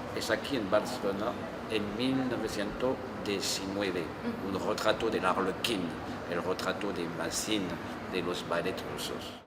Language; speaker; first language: Spanish; non-native, fluent; French